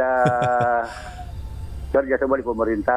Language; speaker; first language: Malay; non-native, local second language; Buginese